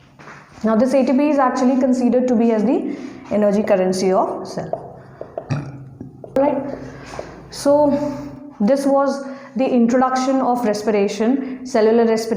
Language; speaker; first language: English; non-native, local second language; Hindi